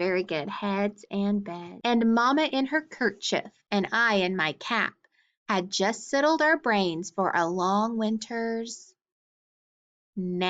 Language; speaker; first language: English; native; English